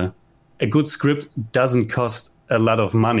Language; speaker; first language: English; non-native, fluent; German